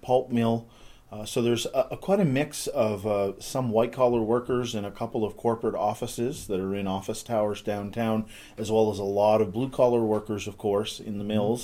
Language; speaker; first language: English; native; English